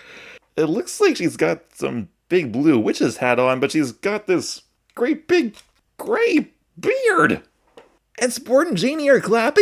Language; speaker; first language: English; native; English